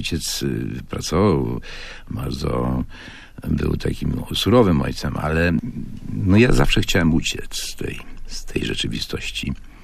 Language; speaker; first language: Polish; native; Polish